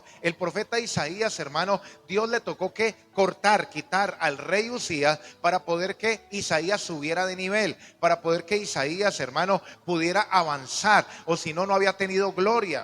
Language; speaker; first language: Spanish; native; Spanish